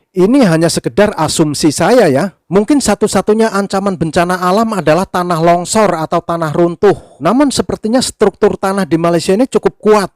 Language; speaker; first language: Indonesian; native; Indonesian